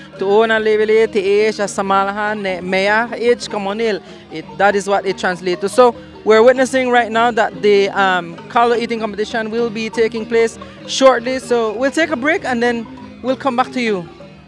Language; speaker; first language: English; native; English